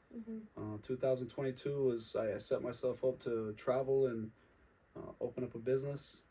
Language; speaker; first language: English; native; English